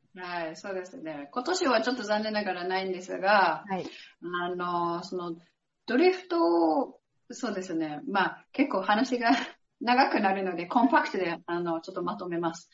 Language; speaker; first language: Japanese; non-native, fluent; English